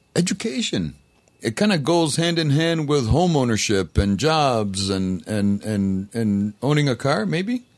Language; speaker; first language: English; native; English